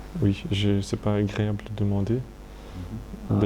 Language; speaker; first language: French; non-native, fluent; Russian